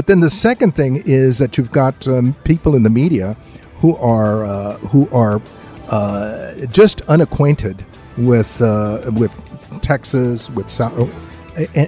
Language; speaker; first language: English; native; English